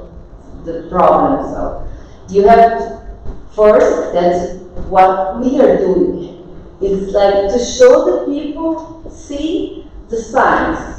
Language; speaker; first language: English; non-native, fluent; Portuguese